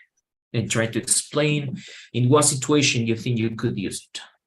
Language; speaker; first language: English; non-native, fluent; Spanish